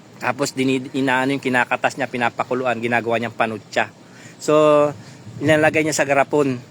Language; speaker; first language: Filipino; non-native, local second language; Pampanga